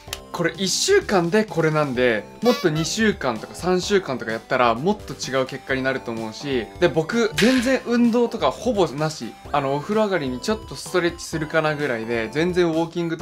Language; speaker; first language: Japanese; native; Japanese